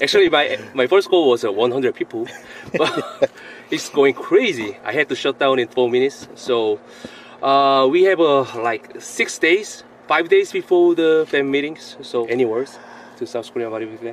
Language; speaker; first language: English; non-native, learner; Korean